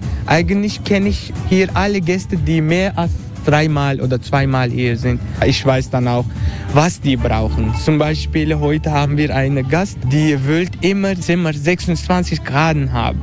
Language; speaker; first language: German; non-native, learner; Turkish